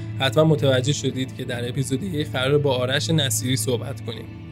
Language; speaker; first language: Persian; native; Persian